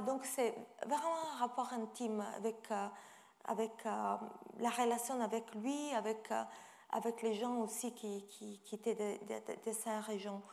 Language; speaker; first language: French; non-native, fluent; Italian